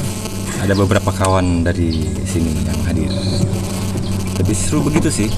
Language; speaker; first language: Indonesian; native; Indonesian